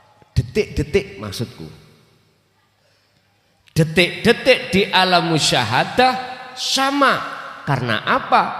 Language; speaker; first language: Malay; non-native, local second language; Javanese